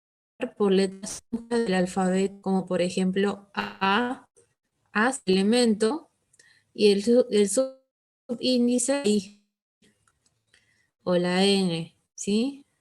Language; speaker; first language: Spanish; native; Spanish